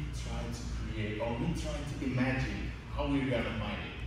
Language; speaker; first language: English; non-native, fluent; Indonesian